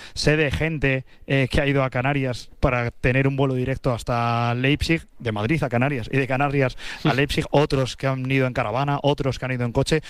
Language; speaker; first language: Spanish; native; Spanish